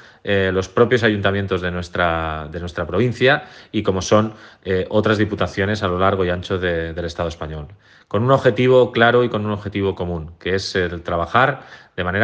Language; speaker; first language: Spanish; native; Spanish